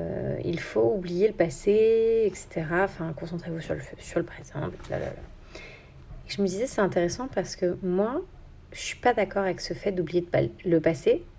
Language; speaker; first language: French; native; French